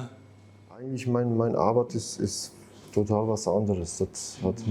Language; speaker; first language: German; non-native, fluent; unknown